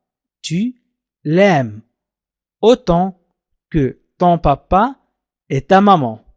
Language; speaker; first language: French; non-native, fluent; Arabic